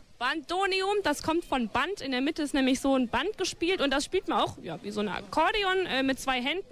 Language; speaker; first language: German; native; German